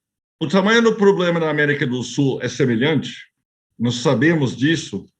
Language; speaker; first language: Portuguese; non-native, fluent; English